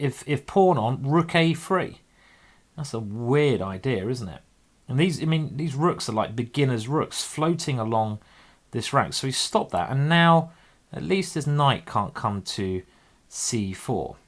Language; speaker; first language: English; native; English